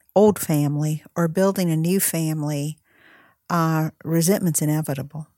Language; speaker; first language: English; native; English